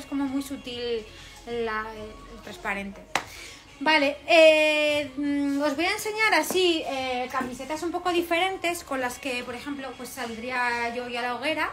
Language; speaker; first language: Spanish; native; Spanish